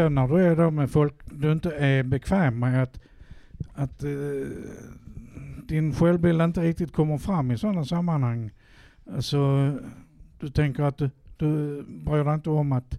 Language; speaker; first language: Swedish; native; Swedish